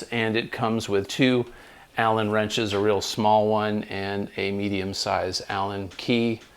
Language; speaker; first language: English; native; English